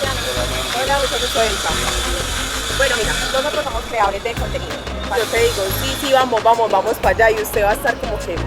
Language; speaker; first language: Spanish; native; Spanish